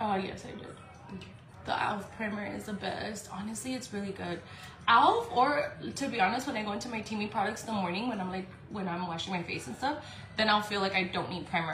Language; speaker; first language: English; early bilingual, other home language; Spanish